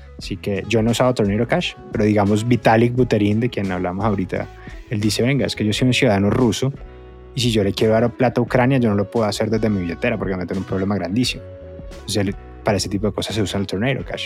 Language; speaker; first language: Spanish; native; Spanish